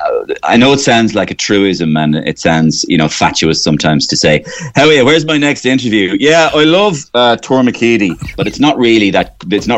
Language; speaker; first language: English; native; English